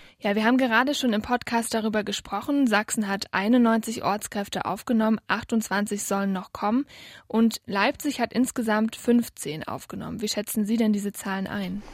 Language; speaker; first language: German; native; German